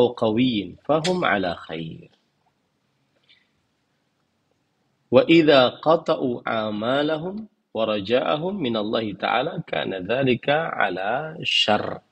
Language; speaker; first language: Arabic; non-native, fluent; Indonesian